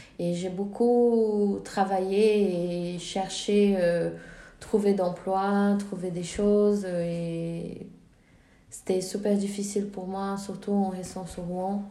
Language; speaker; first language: French; non-native, fluent; Portuguese